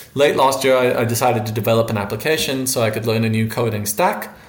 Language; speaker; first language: English; native; English